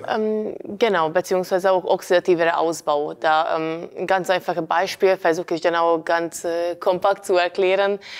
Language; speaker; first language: German; non-native, fluent; Hungarian